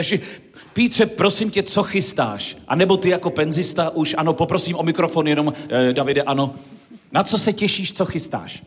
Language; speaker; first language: Czech; native; Czech